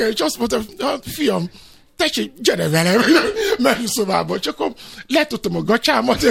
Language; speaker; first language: Hungarian; non-native, fluent; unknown